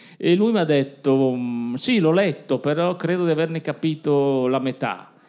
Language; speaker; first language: Italian; native; Italian